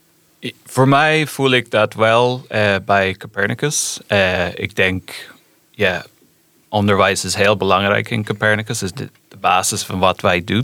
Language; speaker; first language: Dutch; non-native, fluent; English